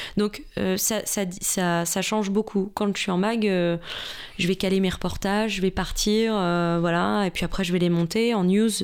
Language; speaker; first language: French; native; French